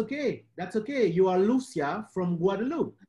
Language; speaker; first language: English; non-native, fluent; French